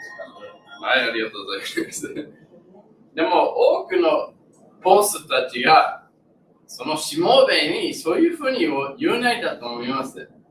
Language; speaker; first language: Japanese; non-native, learner; English